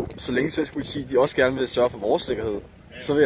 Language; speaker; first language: Danish; native; Danish